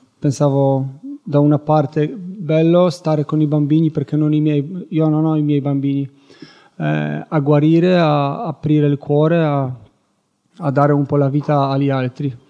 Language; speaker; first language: Italian; non-native, fluent; Polish